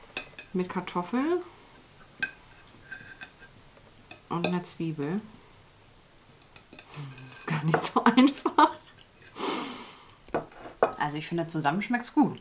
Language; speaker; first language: German; native; German